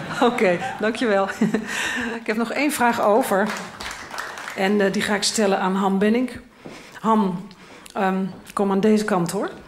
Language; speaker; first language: Dutch; native; Dutch